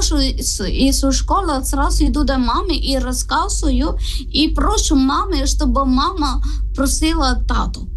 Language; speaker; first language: Ukrainian; non-native, learner; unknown